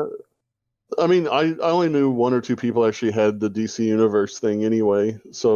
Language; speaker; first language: English; native; English